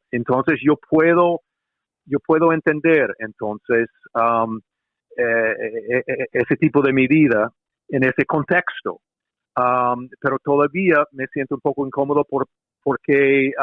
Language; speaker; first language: Spanish; non-native, fluent; English